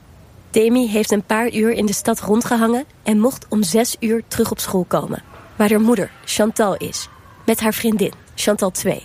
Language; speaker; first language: Dutch; native; Dutch